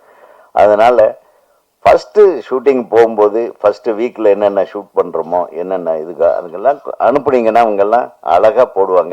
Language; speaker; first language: Tamil; native; Tamil